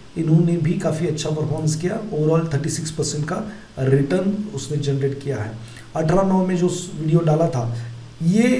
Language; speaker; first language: Hindi; non-native, local second language; Marathi